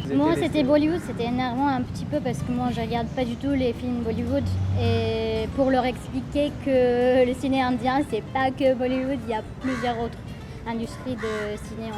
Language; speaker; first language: French; non-native, fluent; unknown